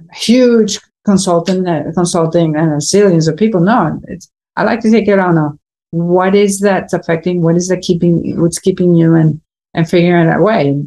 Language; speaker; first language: English; non-native, fluent; Spanish